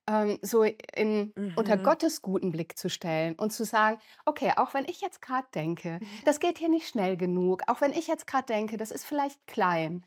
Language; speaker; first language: German; native; German